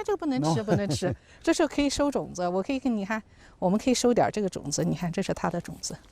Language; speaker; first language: Chinese; native; Chinese